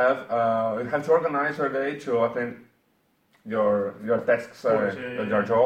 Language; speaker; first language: English; non-native, learner; Portuguese